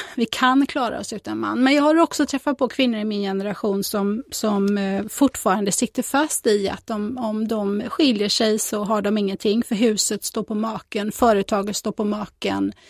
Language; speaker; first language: Swedish; native; Swedish